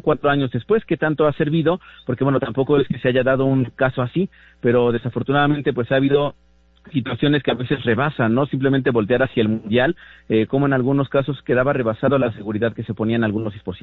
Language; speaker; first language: Spanish; native; Spanish